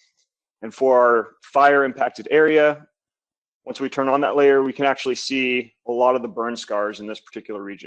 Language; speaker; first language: English; native; English